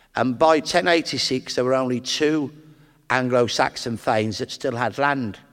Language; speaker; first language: English; native; English